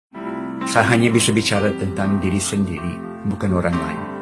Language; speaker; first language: Indonesian; non-native, fluent; English